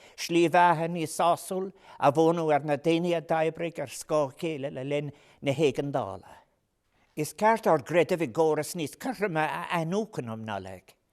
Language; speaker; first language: Irish; non-native, local second language; English